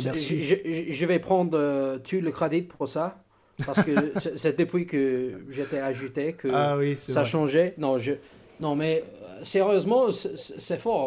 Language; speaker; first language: French; non-native, learner; English